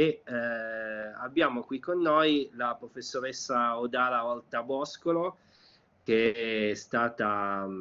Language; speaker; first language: Italian; native; Italian